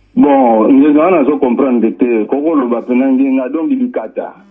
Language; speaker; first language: Lingala; non-native, local second language; Kongo